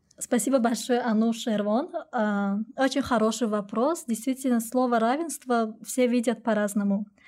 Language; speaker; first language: Russian; non-native, local second language; Tajik